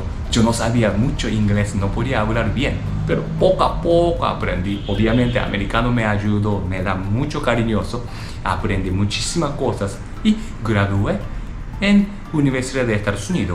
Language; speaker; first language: Spanish; non-native, learner; Japanese